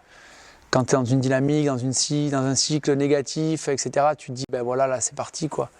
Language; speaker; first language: French; native; French